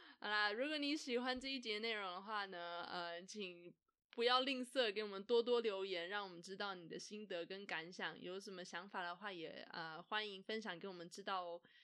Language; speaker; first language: Chinese; native; Chinese